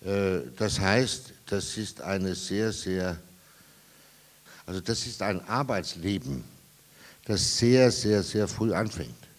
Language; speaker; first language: German; non-native, fluent; Danish